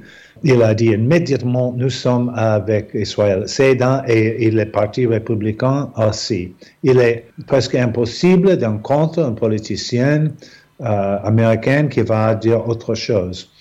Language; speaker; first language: French; non-native, fluent; English